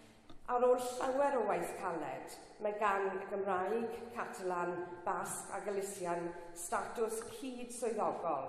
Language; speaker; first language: Welsh; non-native, local second language; English